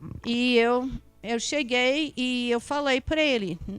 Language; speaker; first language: Portuguese; non-native, fluent; English